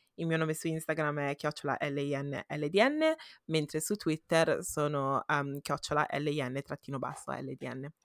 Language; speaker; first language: Italian; early bilingual, heritage; Italian